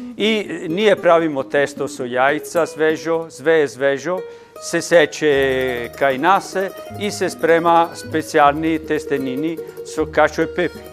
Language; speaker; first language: Macedonian; non-native, learner; Italian